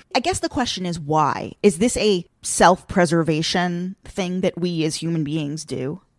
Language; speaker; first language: English; native; English